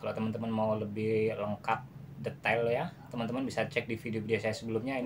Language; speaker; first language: Indonesian; non-native, local second language; Javanese